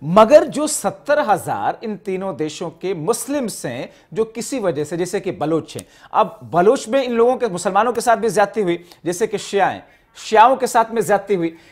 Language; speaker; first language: Hindi; native; Hindi